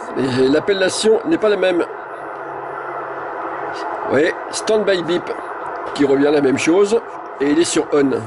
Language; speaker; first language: French; native; French